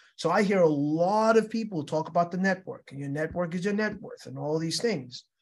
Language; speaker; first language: English; non-native, local second language; Yoruba